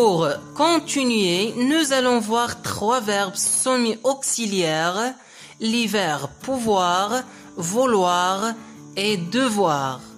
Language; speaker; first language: French; non-native, local second language; Arabic